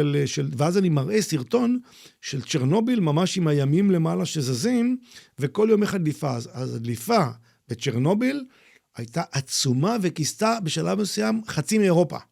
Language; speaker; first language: Hebrew; native; Hebrew